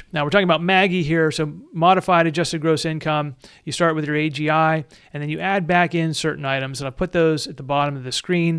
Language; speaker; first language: English; native; English